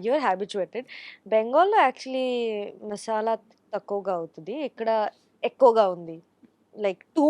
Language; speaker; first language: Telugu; non-native, learner; Bangla